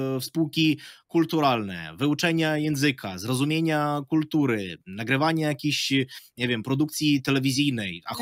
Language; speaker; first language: Polish; non-native, fluent; Ukrainian